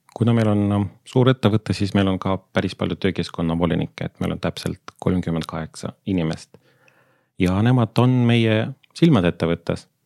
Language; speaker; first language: Estonian; non-native, local second language; Russian